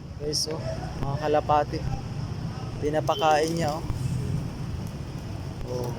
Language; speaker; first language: Filipino; non-native, local second language; Cebuano